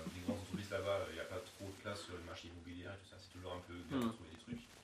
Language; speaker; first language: French; non-native, fluent; German